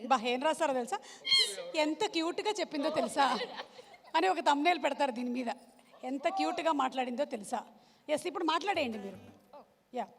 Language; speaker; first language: Telugu; native; Telugu